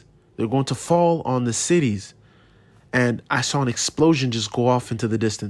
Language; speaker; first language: English; native; English